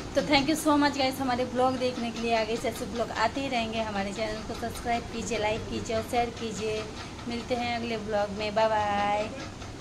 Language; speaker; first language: Hindi; non-native, local second language; Gujarati